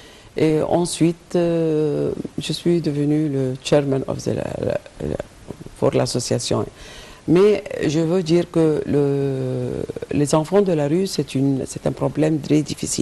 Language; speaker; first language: French; non-native, fluent; Arabic